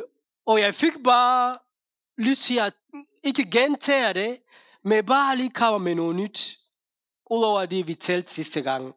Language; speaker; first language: Danish; non-native, fluent; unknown